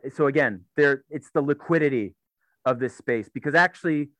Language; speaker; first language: English; native; English